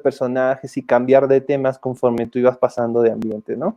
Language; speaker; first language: Spanish; native; Spanish